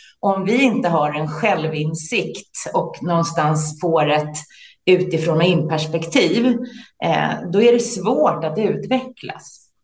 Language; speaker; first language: Swedish; native; Swedish